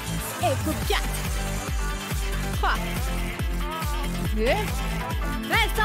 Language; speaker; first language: French; native; French